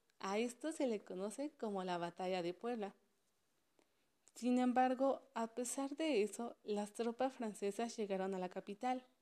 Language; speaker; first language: Spanish; native; Spanish